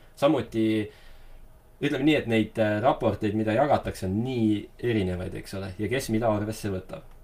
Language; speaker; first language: Estonian; native; Estonian